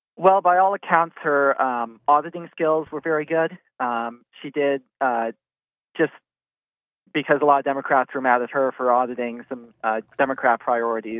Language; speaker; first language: English; native; English